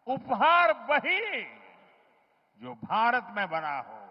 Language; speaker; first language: Hindi; non-native, local second language; Gujarati